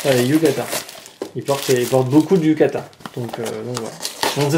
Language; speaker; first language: French; native; French